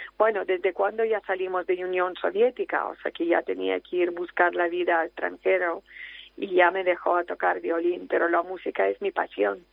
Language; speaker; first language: Spanish; non-native, fluent; Ukrainian